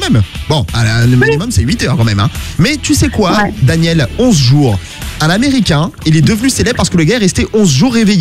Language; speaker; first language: French; native; French